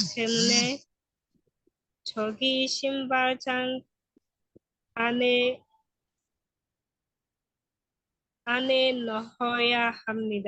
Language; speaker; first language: Korean; non-native, learner; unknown